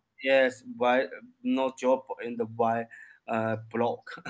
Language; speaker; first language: English; non-native, learner; Chinese